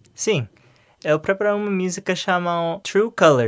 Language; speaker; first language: Portuguese; non-native, learner; English